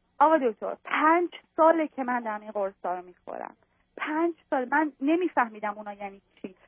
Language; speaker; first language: Persian; native; Persian